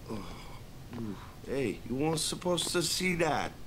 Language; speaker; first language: English; native; English